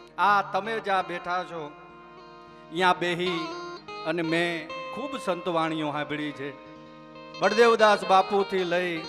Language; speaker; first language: Gujarati; native; Gujarati